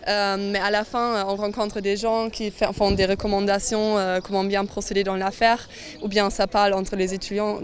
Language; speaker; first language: French; non-native, fluent; German